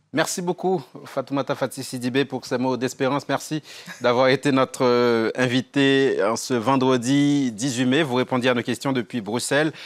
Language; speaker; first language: French; native; French